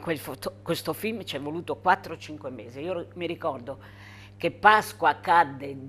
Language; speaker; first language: Italian; native; Italian